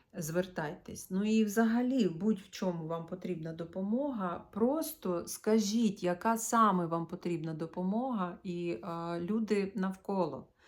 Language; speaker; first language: Ukrainian; non-native, local second language; Russian